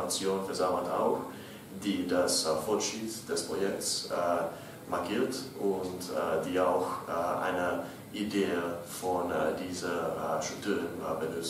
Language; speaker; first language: German; non-native, learner; English